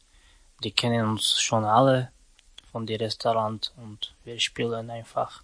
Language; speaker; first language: German; non-native, learner; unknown